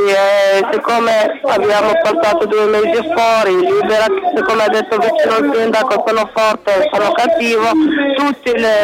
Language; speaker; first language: Italian; non-native, learner; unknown